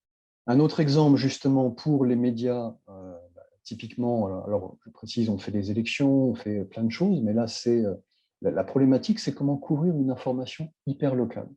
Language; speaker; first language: French; native; French